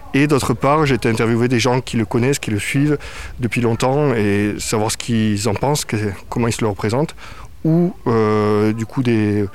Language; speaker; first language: French; native; French